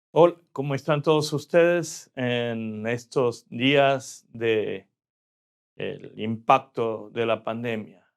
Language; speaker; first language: Spanish; early bilingual, other home language; Korean